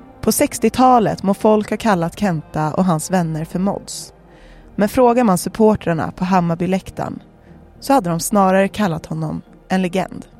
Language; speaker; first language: Swedish; native; Swedish